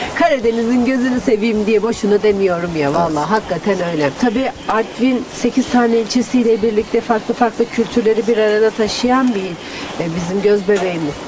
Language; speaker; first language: Turkish; native; Turkish